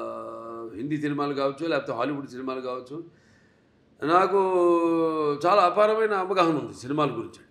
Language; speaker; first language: Telugu; native; Telugu